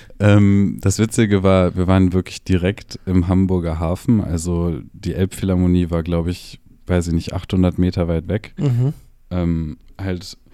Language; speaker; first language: German; native; German